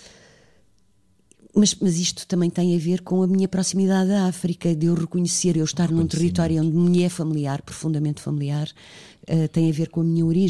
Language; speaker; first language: Portuguese; native; Portuguese